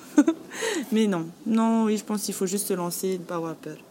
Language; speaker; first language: French; native; French